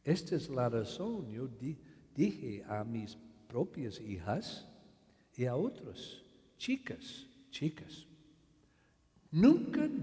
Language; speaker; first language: Spanish; non-native, learner; English